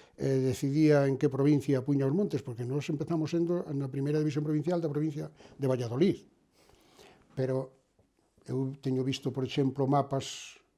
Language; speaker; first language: Galician; native; Galician